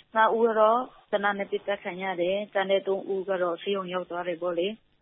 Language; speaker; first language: Burmese; non-native, local second language; Pa'o Karen